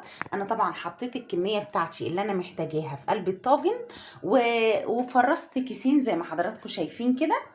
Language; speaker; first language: Arabic; native; Arabic